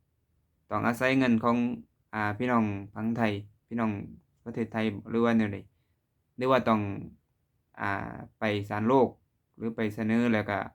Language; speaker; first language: Thai; non-native, local second language; Lao